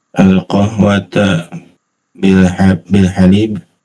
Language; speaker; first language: Arabic; non-native, learner; Indonesian